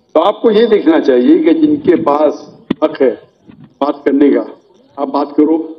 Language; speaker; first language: Urdu; non-native, local second language; Konkani